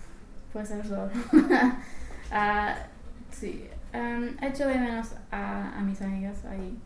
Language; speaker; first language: Spanish; non-native, fluent; English